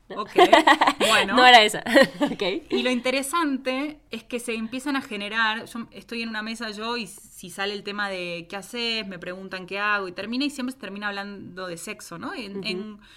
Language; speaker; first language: Spanish; native; Spanish